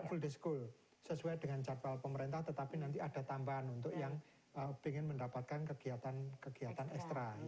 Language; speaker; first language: Indonesian; native; Indonesian